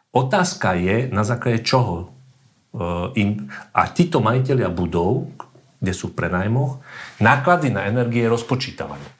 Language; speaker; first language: Slovak; native; Slovak